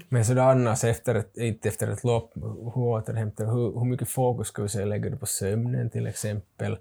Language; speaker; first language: Swedish; native; Swedish